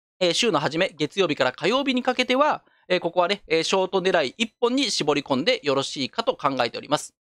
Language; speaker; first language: Japanese; native; Japanese